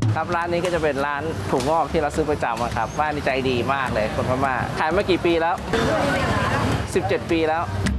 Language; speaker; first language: Thai; early bilingual, other home language; Chinese